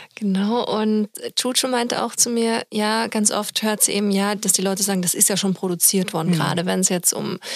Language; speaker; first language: German; native; German